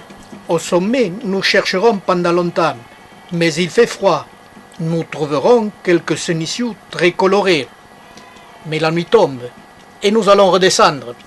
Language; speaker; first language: French; native; French